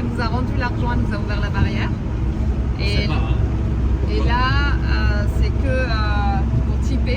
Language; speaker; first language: French; native; French